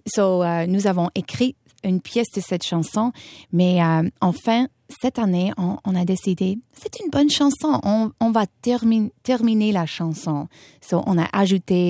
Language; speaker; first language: French; non-native, fluent; English